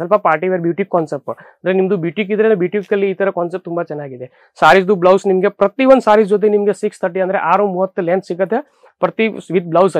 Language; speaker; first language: Kannada; non-native, fluent; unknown